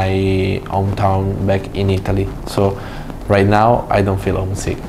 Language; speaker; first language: English; non-native, fluent; Italian